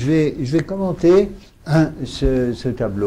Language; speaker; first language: French; native; French